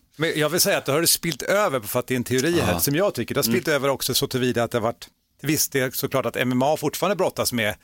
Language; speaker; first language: Swedish; native; Swedish